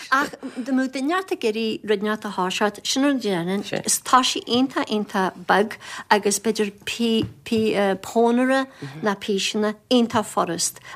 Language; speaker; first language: Irish; native; Irish